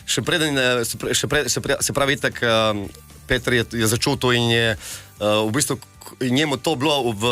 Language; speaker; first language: Slovenian; native; Slovenian